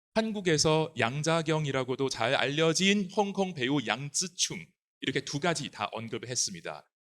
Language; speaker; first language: Korean; non-native, fluent; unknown